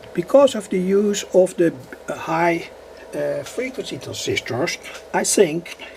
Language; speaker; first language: English; non-native, fluent; Dutch